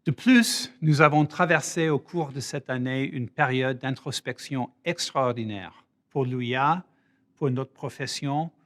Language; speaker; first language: French; non-native, fluent; English